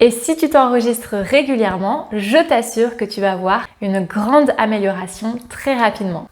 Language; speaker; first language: French; native; French